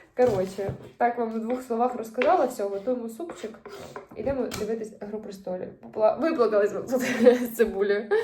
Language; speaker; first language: Ukrainian; native; Ukrainian